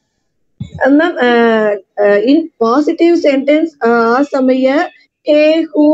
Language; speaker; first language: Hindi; non-native, learner; Tamil